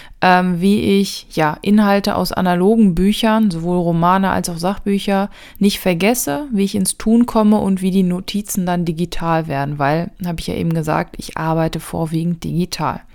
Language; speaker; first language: German; native; German